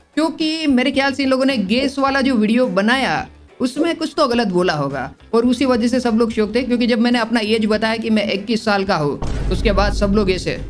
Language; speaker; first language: Hindi; non-native, local second language; Gujarati